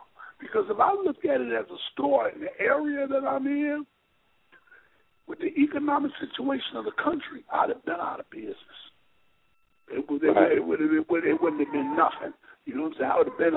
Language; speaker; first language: English; native; English